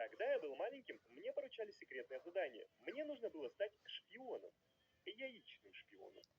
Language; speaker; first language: Russian; native; Russian